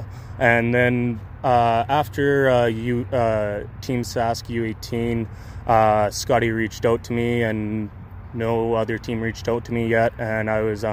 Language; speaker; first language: English; native; English